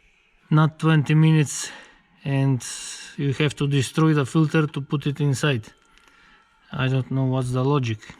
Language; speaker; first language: English; non-native, fluent; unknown